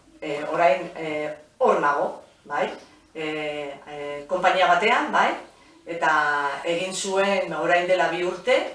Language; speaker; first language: Basque; non-native, local second language; Spanish